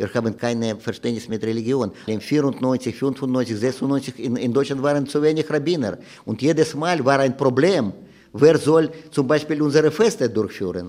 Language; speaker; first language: German; non-native, learner; Russian